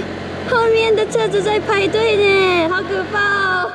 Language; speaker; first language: Chinese; non-native, fluent; Japanese